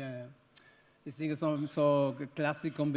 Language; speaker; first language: German; non-native, learner; Spanish